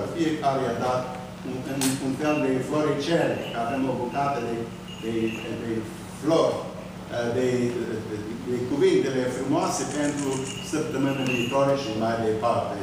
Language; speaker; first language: Romanian; early bilingual, heritage; Romanian